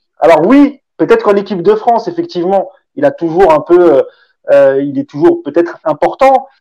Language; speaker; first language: French; native; French